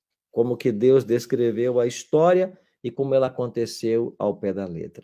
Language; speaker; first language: Portuguese; native; Portuguese